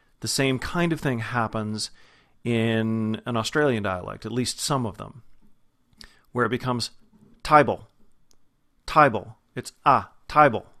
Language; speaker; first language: English; native; English